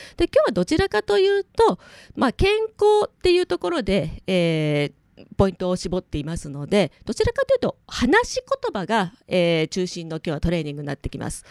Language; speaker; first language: Japanese; native; Japanese